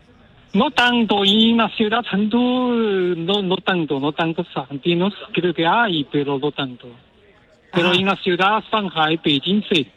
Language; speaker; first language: Spanish; non-native, learner; Chinese